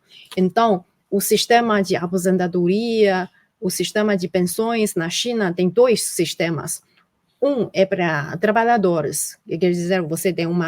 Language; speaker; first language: Portuguese; non-native, fluent; Chinese